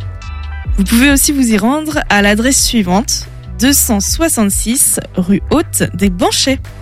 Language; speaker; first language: French; native; French